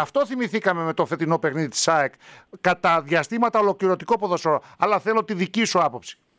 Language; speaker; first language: Greek; native; Greek